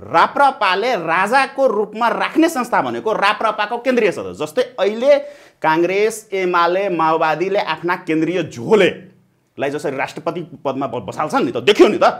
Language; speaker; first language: Nepali; non-native, local second language; Maithili